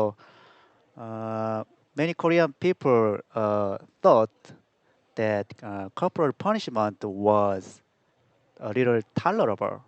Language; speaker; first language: English; non-native, learner; Korean